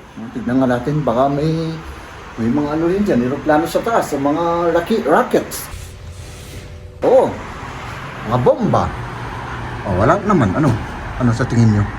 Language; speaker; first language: Filipino; native; Filipino